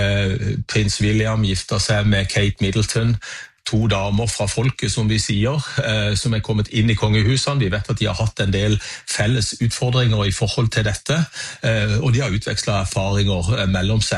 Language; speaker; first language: Norwegian; native; Norwegian